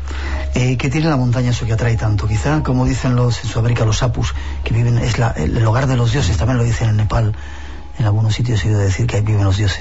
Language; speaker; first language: Spanish; native; Spanish